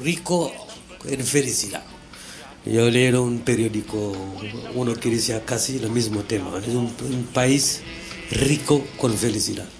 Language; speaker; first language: Spanish; non-native, fluent; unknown